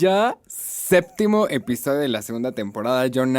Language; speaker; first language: Spanish; native; Spanish